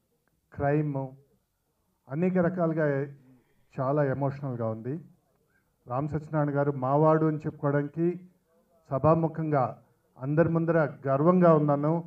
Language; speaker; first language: Telugu; native; Telugu